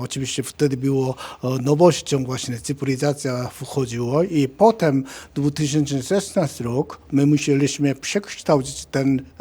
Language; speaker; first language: Polish; non-native, learner; Korean